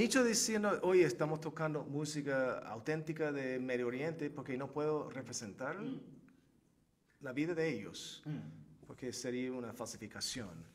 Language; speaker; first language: Spanish; non-native, fluent; Turkish